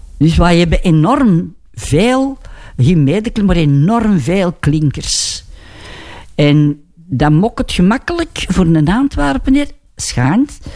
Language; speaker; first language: Dutch; native; Dutch